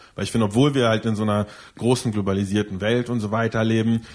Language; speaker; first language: German; native; German